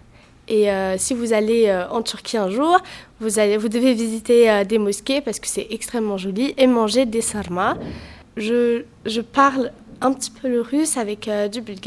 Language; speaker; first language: French; early bilingual, other home language; Turkish